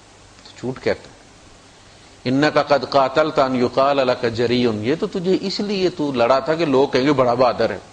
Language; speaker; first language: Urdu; non-native, local second language; Punjabi